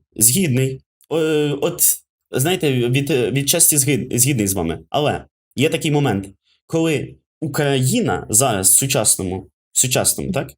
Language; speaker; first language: Ukrainian; native; Ukrainian